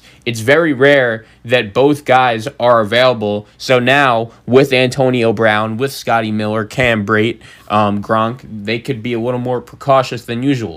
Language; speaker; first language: English; native; English